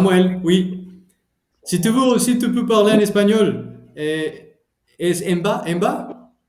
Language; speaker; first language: French; non-native, fluent; Spanish